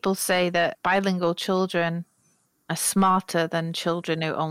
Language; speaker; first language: English; native; English